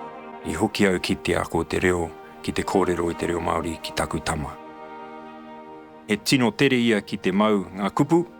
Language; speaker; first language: Māori; non-native, local second language; English